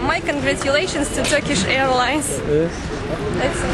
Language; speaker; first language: English; non-native, learner; Russian